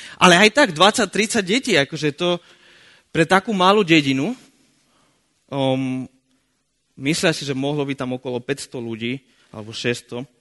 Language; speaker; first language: Slovak; non-native, fluent; Spanish